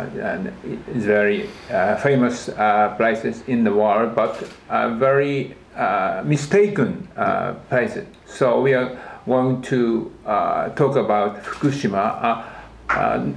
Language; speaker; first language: English; non-native, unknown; Japanese